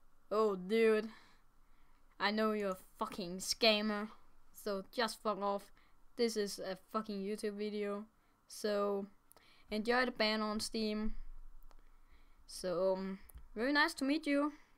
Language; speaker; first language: English; non-native, learner; Danish